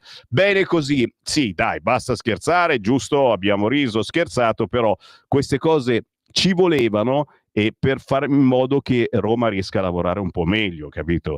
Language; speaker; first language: Italian; native; Italian